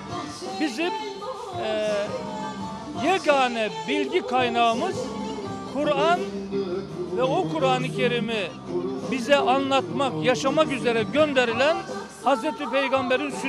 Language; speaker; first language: Turkish; native; Turkish